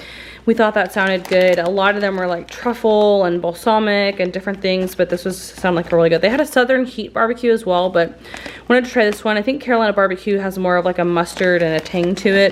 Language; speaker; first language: English; native; English